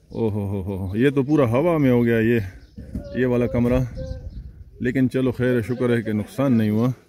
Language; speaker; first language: Urdu; non-native, local second language; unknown